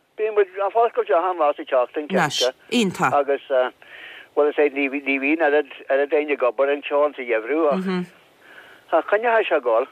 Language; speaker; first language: Irish; non-native, local second language; English